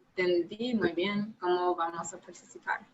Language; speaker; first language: Spanish; non-native, learner; English